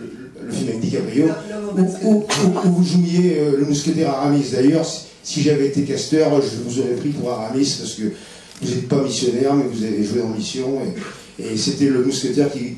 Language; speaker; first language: French; native; French